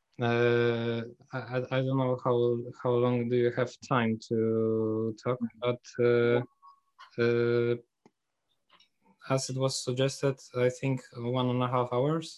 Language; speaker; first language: English; non-native, fluent; Polish